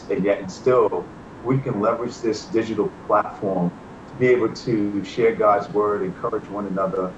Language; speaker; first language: English; native; English